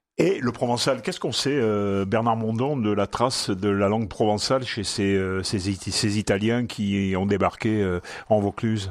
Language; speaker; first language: French; native; French